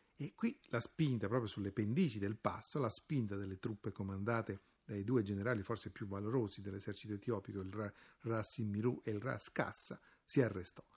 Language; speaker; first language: Italian; native; Italian